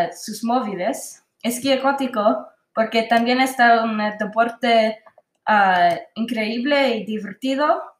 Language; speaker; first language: Spanish; non-native, learner; English